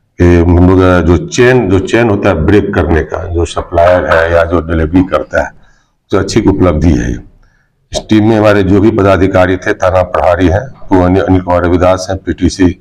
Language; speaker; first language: Hindi; native; Hindi